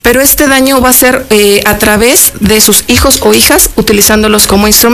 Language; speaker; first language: Spanish; native; Spanish